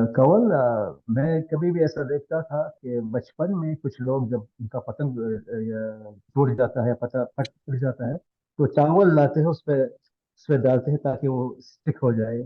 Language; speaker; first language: Hindi; non-native, learner; Arabic